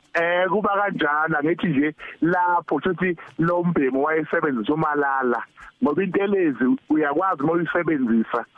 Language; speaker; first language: Zulu; native; Zulu